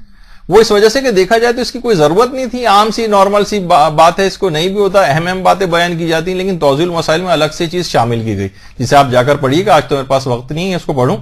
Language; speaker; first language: Urdu; native; Urdu